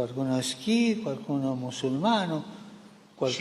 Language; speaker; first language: Italian; early bilingual, heritage; Spanish